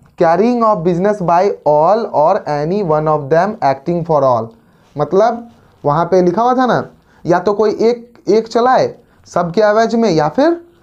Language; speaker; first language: Hindi; native; Hindi